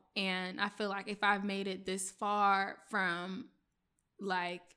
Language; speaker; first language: English; early bilingual, other home language; French